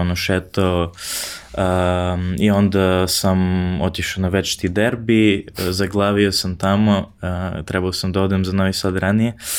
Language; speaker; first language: Serbian; non-native, fluent; English